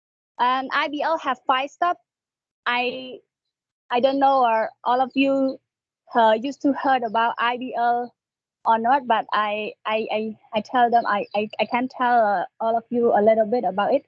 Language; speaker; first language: English; non-native, learner; Khmer